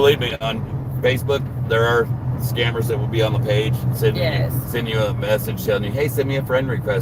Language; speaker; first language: English; native; English